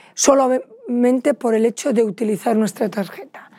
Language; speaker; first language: Spanish; native; Spanish